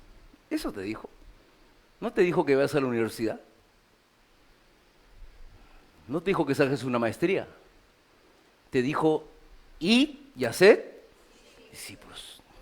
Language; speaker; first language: Spanish; native; Spanish